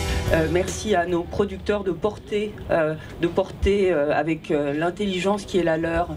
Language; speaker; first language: French; native; French